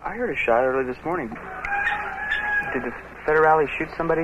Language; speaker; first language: English; native; English